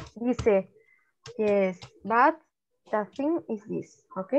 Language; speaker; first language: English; non-native, learner; Spanish